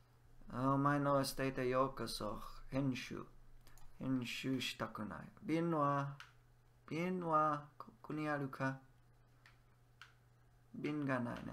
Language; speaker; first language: Japanese; non-native, learner; English